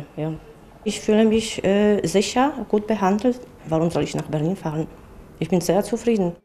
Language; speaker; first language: German; non-native, fluent; Polish